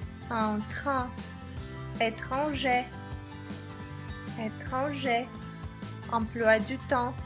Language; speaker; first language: French; non-native, fluent; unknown